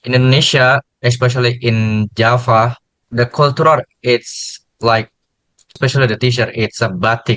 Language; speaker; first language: English; non-native, learner; Indonesian